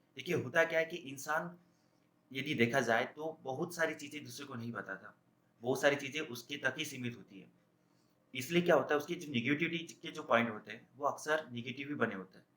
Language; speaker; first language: Hindi; native; Hindi